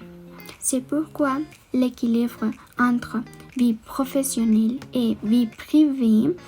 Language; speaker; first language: French; non-native, learner; Spanish